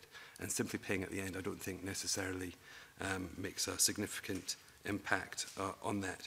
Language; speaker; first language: English; native; English